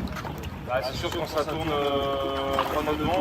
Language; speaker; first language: French; native; French